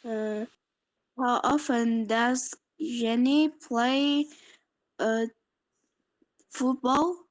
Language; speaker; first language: English; non-native, learner; Polish